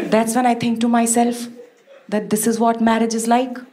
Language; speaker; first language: Hindi; native; Hindi